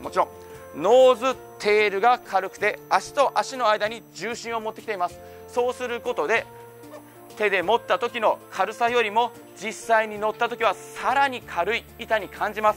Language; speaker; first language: Japanese; native; Japanese